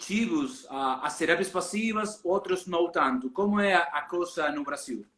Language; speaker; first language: Portuguese; non-native, learner; Spanish